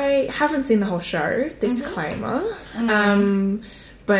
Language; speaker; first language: English; non-native, local second language; Cantonese